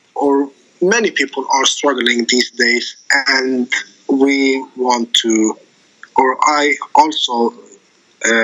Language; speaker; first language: English; non-native, fluent; Arabic